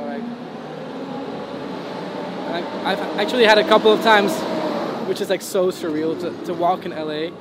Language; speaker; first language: English; non-native, fluent; Dutch